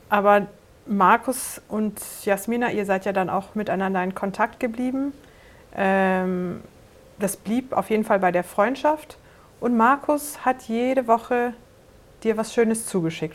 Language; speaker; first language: German; native; German